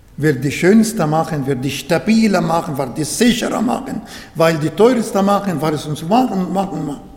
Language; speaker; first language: German; non-native, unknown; Arabic